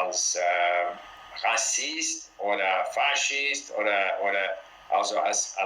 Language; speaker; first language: German; non-native, learner; English